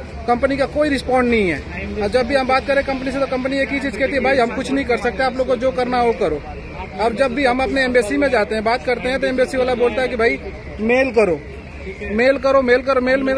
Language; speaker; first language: Hindi; native; Hindi